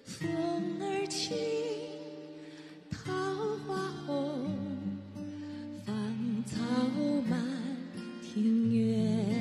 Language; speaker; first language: Chinese; native; Chinese